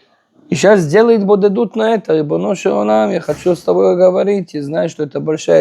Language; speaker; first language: Russian; non-native, fluent; Hebrew